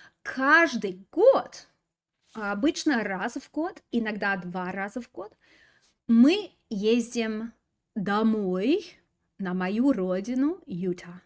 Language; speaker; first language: Russian; non-native, fluent; English